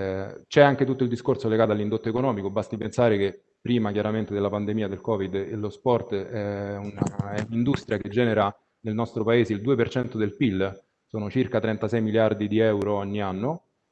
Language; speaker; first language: Italian; native; Italian